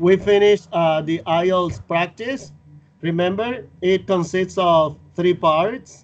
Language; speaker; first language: English; non-native, fluent; Spanish